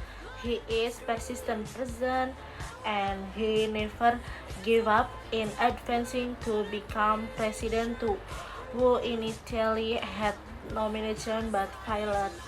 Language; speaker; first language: English; non-native, learner; Indonesian